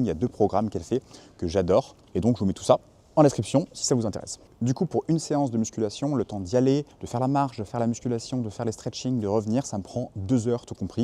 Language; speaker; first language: French; native; French